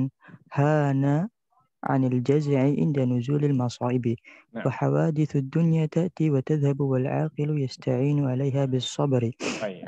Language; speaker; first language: Arabic; non-native, learner; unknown